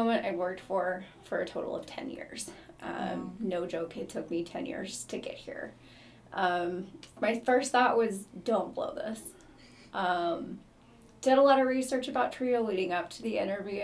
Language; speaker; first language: English; native; English